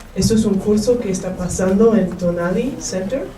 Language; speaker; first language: Spanish; non-native, learner; English